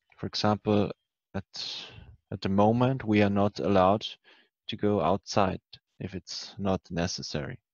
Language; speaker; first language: English; non-native, fluent; German